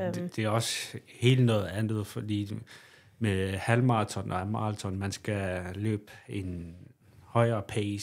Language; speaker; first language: Danish; non-native, local second language; Kalaallisut